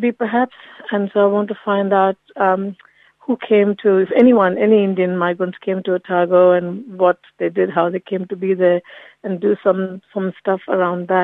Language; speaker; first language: English; native; English